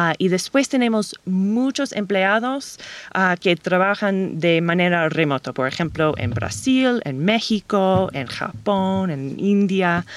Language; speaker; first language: Spanish; non-native, fluent; English